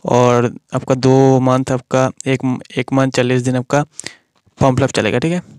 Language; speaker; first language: Hindi; non-native, local second language; Bangla